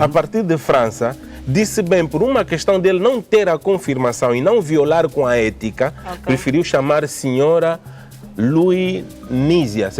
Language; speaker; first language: Portuguese; native; Portuguese